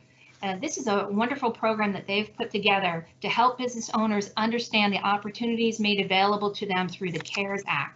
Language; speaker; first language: English; native; English